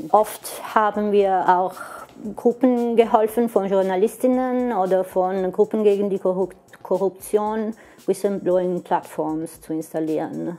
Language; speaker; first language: German; non-native, fluent; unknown